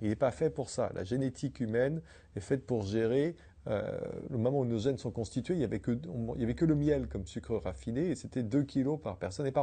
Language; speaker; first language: French; native; French